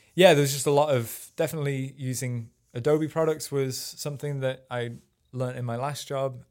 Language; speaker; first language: English; native; English